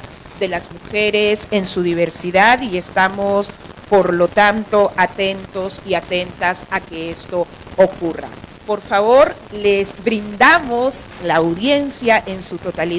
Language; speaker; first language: Spanish; native; Spanish